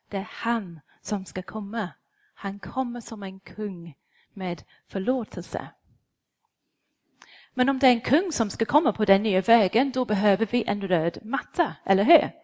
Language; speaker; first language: Swedish; non-native, fluent; English